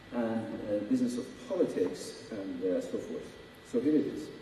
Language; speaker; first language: English; non-native, fluent; Persian